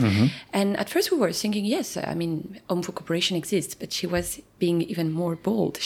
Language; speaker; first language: English; non-native, fluent; French